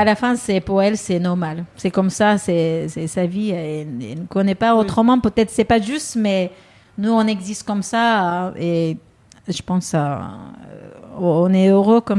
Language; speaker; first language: French; non-native, fluent; Japanese